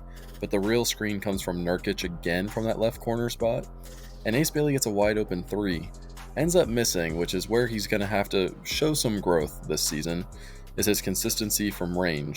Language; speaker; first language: English; native; English